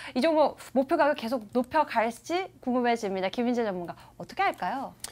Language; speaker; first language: Korean; native; Korean